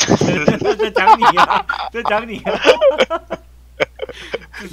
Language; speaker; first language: Chinese; native; Chinese